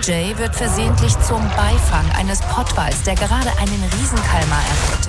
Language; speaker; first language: German; native; German